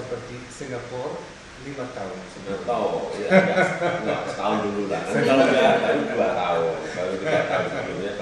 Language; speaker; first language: Indonesian; non-native, fluent; English